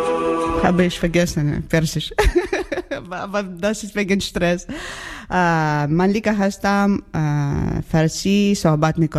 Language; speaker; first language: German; non-native, learner; Ukrainian